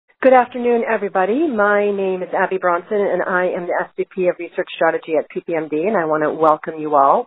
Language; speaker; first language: English; native; English